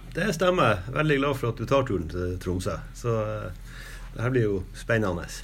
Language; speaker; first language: Norwegian; native; Norwegian